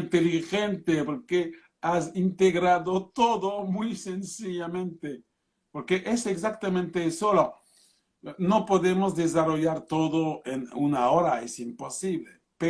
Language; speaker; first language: Spanish; non-native, fluent; French